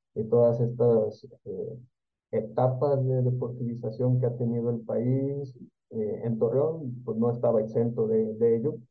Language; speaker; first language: Spanish; native; Spanish